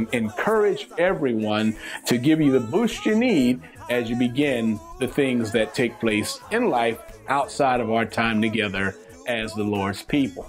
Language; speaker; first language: English; native; English